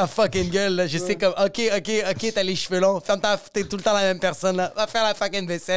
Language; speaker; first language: French; native; French